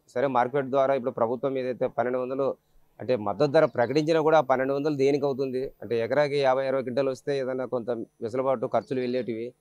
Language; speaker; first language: Telugu; native; Telugu